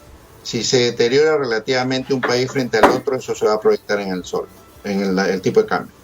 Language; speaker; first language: Spanish; native; Spanish